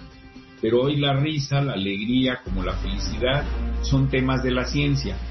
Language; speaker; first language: Spanish; native; Spanish